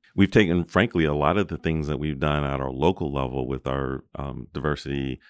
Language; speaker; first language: English; native; English